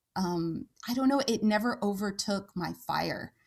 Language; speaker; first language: English; native; English